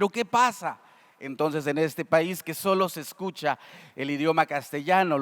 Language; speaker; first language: Spanish; native; Spanish